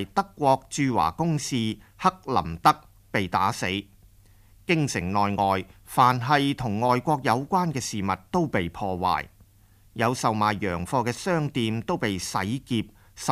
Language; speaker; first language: Chinese; non-native, local second language; Cantonese